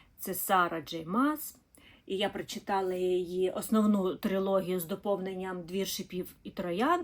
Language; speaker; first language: Ukrainian; non-native, local second language; Russian